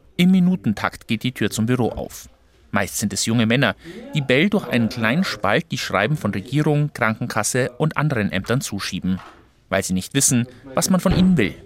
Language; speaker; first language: German; native; German